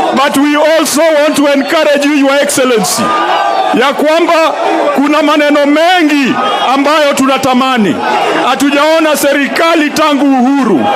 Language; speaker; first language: Swahili; non-native, local second language; Luo (Kenya and Tanzania)